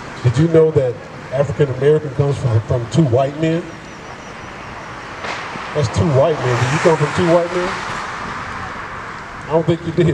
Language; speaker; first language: English; native; English